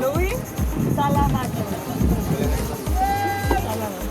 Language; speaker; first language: Filipino; non-native, learner; Portuguese